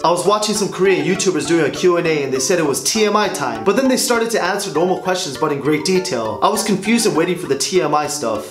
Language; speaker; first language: English; native; English